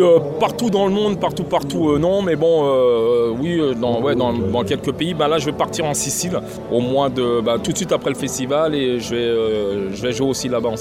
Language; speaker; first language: French; native; French